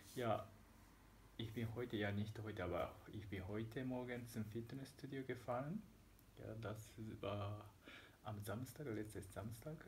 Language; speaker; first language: German; non-native, learner; Japanese